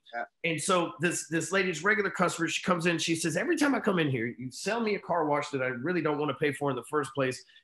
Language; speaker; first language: English; native; English